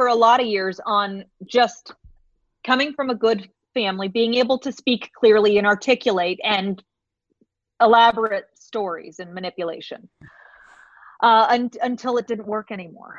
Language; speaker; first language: English; native; English